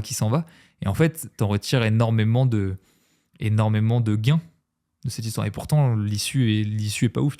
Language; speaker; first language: French; native; French